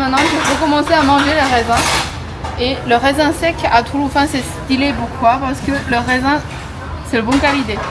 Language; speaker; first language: French; non-native, learner; Chinese